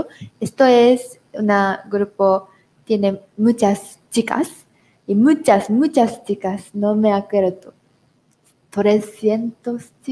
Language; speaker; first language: Spanish; non-native, learner; Japanese